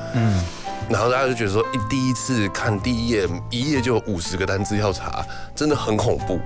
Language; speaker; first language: Chinese; native; Chinese